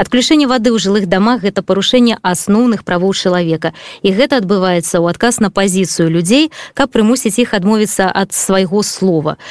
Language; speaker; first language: Belarusian; native; Belarusian